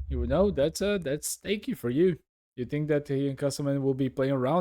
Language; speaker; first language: English; non-native, fluent; Portuguese